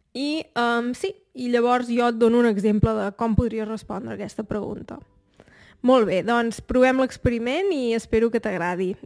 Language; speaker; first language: Catalan; native; Catalan